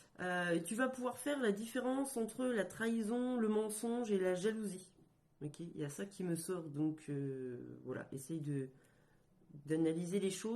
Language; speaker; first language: French; native; French